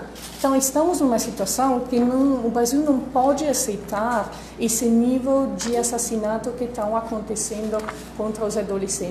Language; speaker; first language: Portuguese; non-native, fluent; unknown